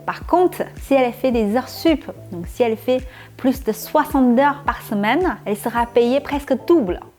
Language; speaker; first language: French; non-native, fluent; Chinese